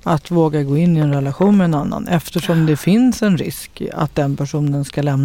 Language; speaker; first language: Swedish; native; Swedish